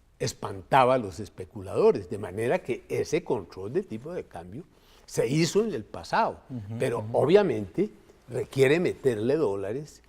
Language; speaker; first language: Spanish; native; Spanish